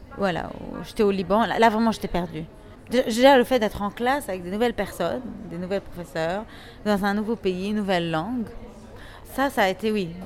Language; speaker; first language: French; non-native, local second language; Arabic